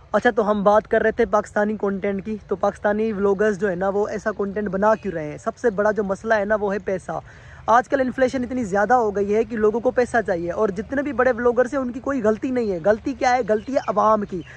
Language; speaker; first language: Urdu; non-native, local second language; Sindhi